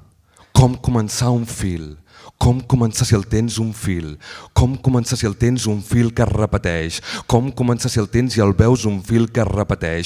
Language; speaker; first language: Catalan; native; Catalan